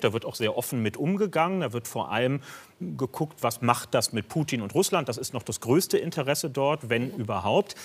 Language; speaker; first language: German; native; German